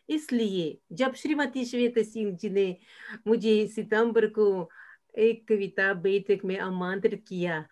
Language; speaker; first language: Hindi; non-native, fluent; Russian